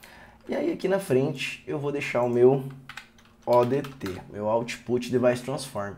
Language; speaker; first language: Portuguese; native; Portuguese